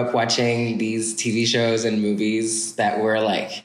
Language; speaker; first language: English; non-native, fluent; French